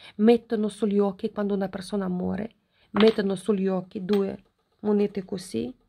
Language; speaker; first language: Italian; non-native, fluent; Ukrainian